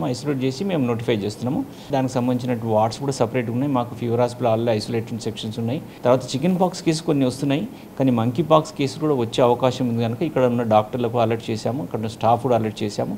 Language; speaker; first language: Telugu; native; Telugu